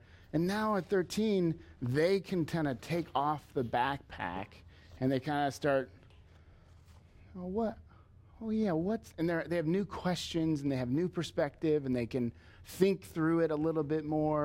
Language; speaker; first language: English; native; English